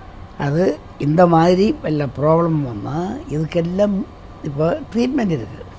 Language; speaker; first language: Tamil; non-native, local second language; Malayalam